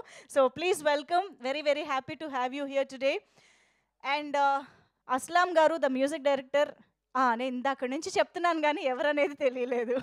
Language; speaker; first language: Telugu; native; Telugu